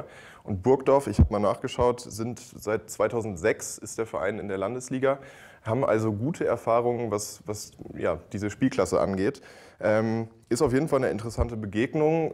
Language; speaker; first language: German; native; German